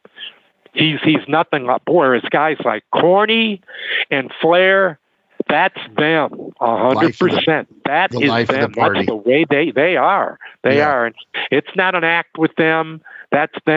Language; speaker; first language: English; native; English